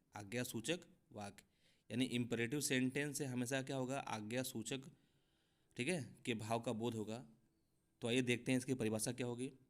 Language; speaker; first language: Hindi; native; Hindi